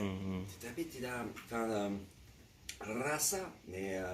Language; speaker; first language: Indonesian; non-native, learner; French